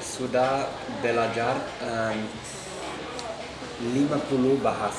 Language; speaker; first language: Indonesian; non-native, learner; English